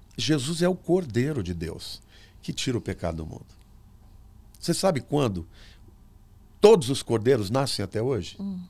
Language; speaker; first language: Portuguese; native; Portuguese